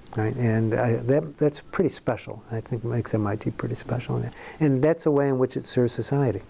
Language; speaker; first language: English; native; English